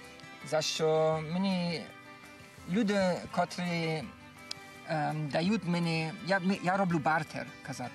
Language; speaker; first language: Ukrainian; non-native, learner; German